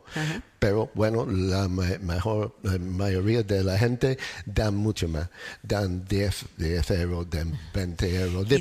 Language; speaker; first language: Spanish; non-native, learner; English